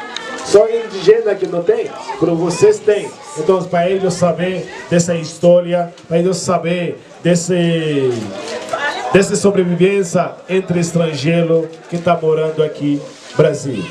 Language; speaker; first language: Portuguese; non-native, learner; Haitian Creole